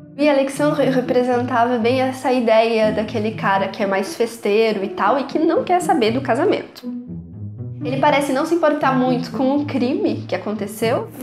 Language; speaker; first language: Portuguese; native; Portuguese